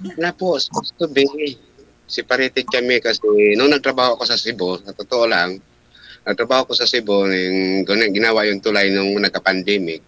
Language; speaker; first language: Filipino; non-native, local second language; Cebuano